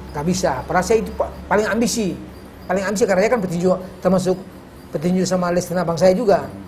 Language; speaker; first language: Indonesian; native; Indonesian